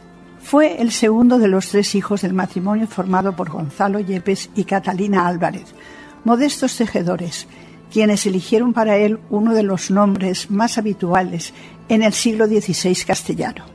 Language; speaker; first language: Spanish; native; Spanish